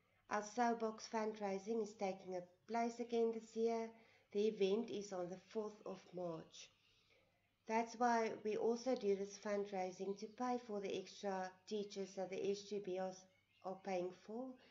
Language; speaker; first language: English; non-native, local second language; Afrikaans